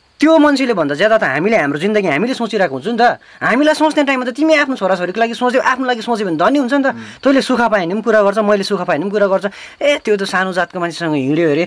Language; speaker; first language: Nepali; native; Nepali